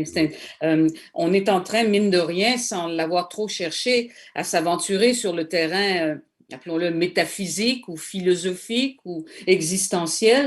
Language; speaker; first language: French; native; French